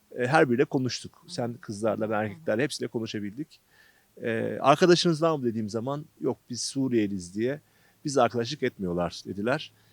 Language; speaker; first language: Turkish; native; Turkish